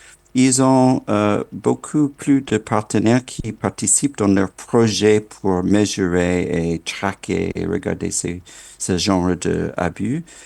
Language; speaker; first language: French; non-native, fluent; English